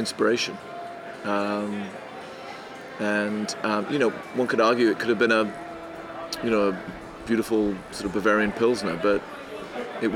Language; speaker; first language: English; native; English